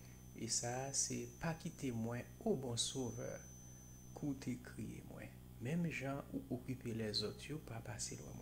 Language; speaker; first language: French; non-native, local second language; Haitian Creole